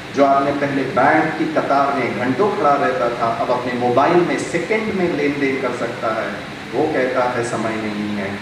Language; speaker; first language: Hindi; non-native, local second language; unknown